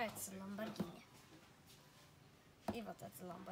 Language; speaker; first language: Russian; early bilingual, heritage; Russian